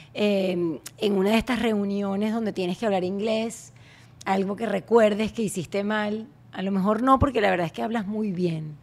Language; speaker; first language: Spanish; native; Spanish